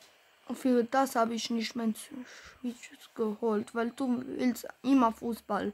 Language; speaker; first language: German; non-native, learner; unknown